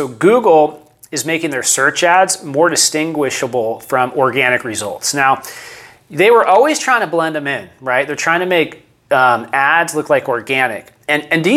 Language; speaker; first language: English; native; English